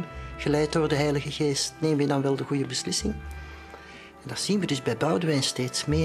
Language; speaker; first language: Dutch; native; Dutch